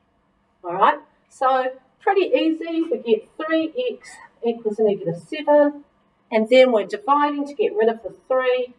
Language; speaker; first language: English; native; English